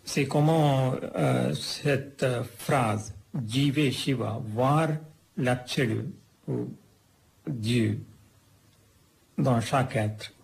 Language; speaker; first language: French; non-native, fluent; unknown